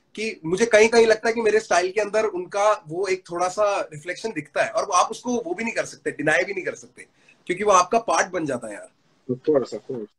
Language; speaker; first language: Hindi; native; Hindi